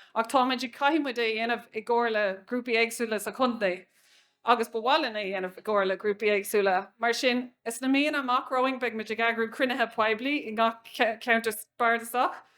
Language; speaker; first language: Irish; non-native, local second language; English